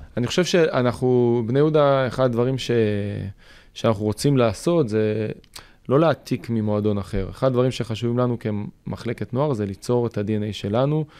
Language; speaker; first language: Hebrew; native; Hebrew